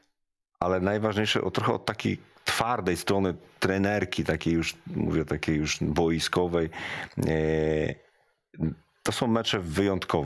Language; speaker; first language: Polish; native; Polish